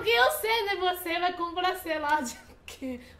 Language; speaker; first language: Portuguese; non-native, fluent; Chinese